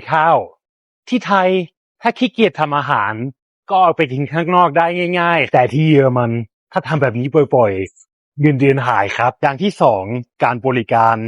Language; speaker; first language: Thai; non-native, fluent; German